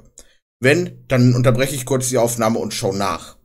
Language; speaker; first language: German; native; German